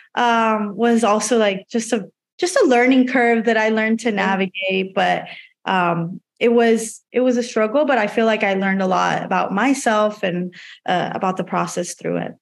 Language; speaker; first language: English; non-native, fluent; Spanish